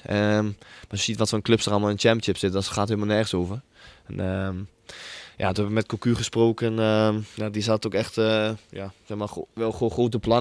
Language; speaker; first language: Dutch; native; Dutch